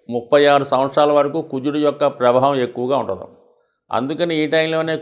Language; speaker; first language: Telugu; native; Telugu